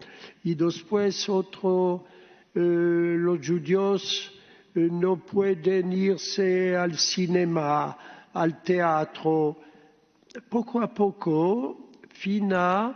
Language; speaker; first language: Spanish; early bilingual, heritage; Ladino